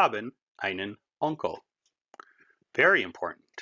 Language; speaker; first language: German; non-native, fluent; English